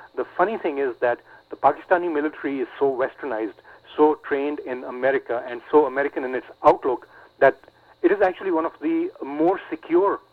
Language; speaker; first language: English; non-native, local second language; Urdu